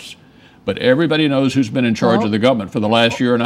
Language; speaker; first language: English; native; English